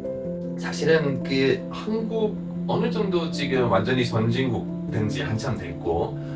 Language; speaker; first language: Korean; non-native, fluent; German